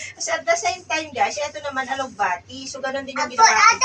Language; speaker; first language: Filipino; native; Filipino